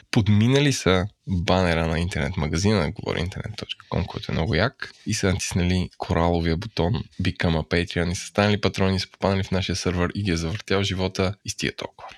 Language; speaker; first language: Bulgarian; native; Bulgarian